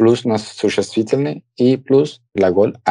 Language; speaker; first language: Russian; non-native, fluent; Spanish